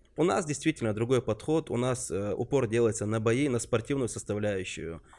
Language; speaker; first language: Russian; non-native, local second language; Chechen